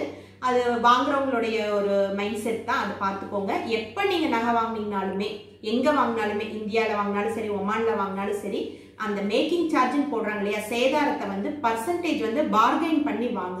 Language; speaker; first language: Tamil; native; Tamil